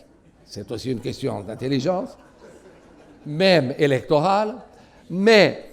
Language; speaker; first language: French; non-native, fluent; Portuguese